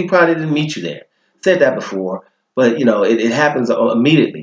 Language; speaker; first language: English; native; English